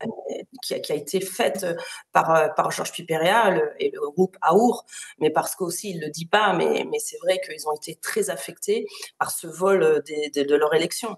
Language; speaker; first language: French; native; French